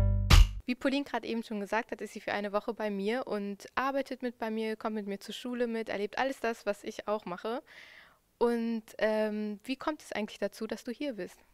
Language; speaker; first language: German; native; German